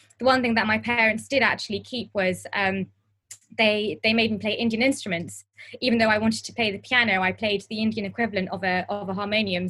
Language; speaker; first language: English; native; English